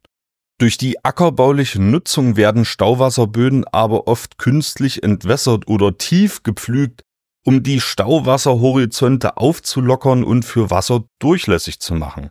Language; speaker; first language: German; native; German